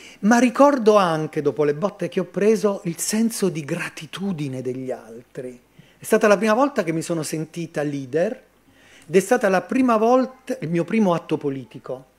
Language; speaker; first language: Italian; native; Italian